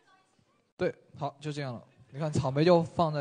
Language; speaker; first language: Chinese; native; Chinese